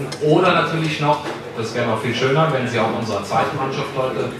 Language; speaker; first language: German; native; German